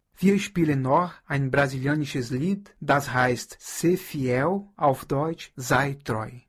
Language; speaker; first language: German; non-native, fluent; Portuguese